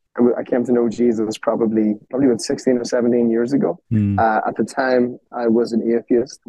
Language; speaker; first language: English; native; English